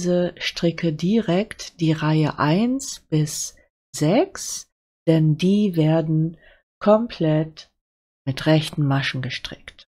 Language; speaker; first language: German; native; German